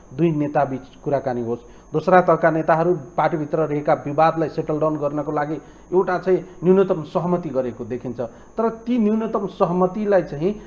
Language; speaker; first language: Nepali; native; Nepali